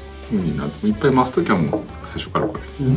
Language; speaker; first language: Japanese; native; Japanese